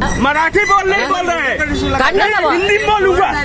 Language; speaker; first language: Hindi; non-native, local second language; Bhojpuri